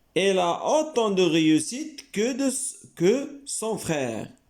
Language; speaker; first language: French; non-native, local second language; Arabic